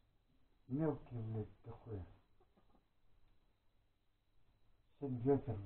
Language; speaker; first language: Russian; native; Russian